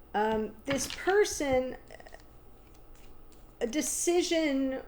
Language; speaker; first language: English; native; English